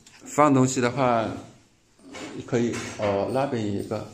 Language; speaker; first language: Chinese; native; Chinese